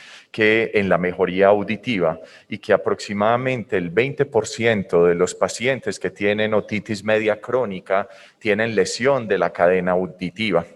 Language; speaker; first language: Spanish; native; Spanish